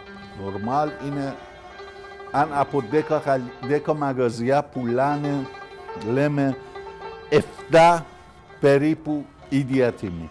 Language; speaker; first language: Greek; non-native, fluent; Persian